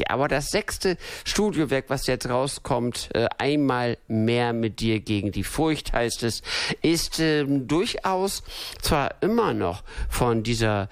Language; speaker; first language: German; native; German